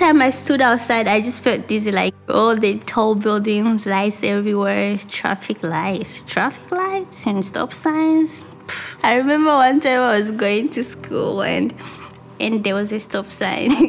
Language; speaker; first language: English; non-native, local second language; Rundi